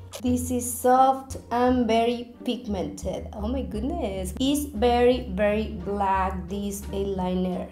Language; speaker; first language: English; non-native, learner; Spanish